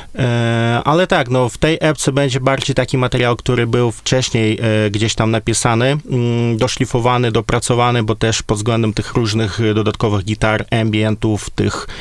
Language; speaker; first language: Polish; non-native, fluent; Ukrainian